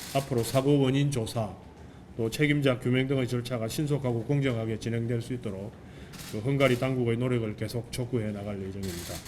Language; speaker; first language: Korean; native; Korean